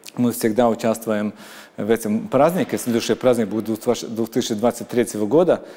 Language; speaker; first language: Russian; non-native, local second language; Latvian